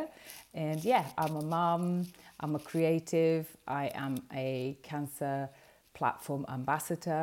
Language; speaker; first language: English; non-native, fluent; Portuguese